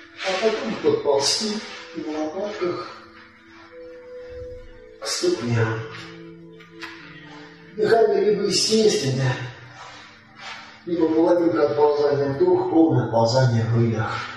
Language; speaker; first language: Russian; native; Russian